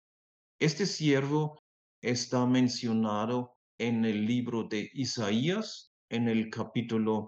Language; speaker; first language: Spanish; non-native, fluent; German